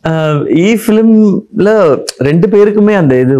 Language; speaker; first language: Telugu; non-native, learner; Tamil